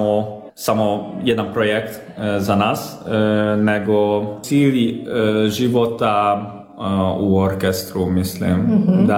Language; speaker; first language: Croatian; non-native, local second language; Hungarian